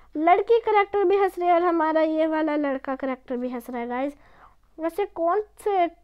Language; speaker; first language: Urdu; native; Urdu